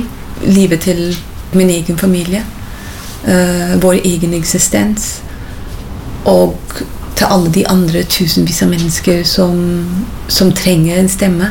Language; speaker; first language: Norwegian; non-native, fluent; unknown